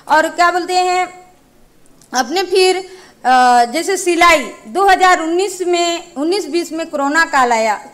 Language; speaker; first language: Hindi; native; Hindi